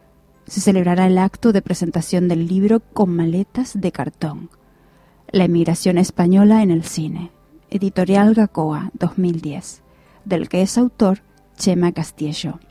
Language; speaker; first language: Spanish; native; Spanish